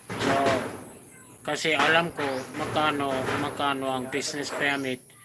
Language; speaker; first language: Filipino; non-native, learner; German